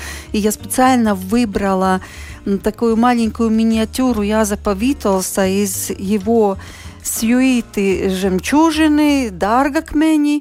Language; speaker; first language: Russian; native; Russian